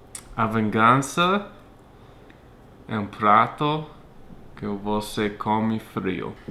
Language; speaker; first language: Portuguese; non-native, fluent; English